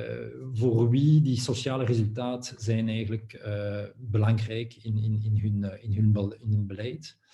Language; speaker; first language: Dutch; non-native, local second language; French